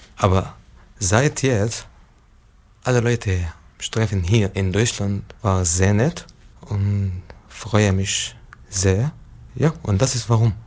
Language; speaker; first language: German; non-native, learner; Arabic